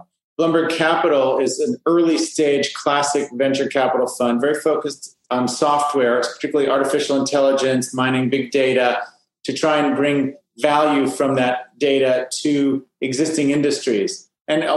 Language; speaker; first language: English; native; English